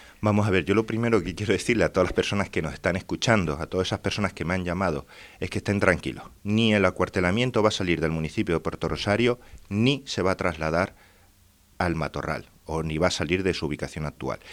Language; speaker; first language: Spanish; native; Spanish